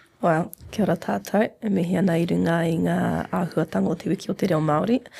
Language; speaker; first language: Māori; non-native, local second language; English